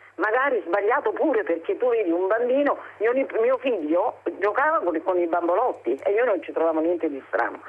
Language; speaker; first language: Italian; native; Italian